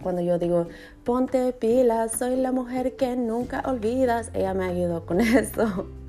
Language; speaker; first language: Spanish; early bilingual, heritage; Spanish